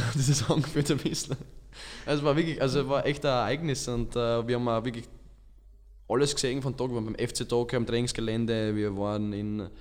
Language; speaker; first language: German; native; German